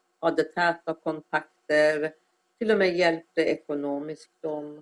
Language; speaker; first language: Swedish; non-native, fluent; Persian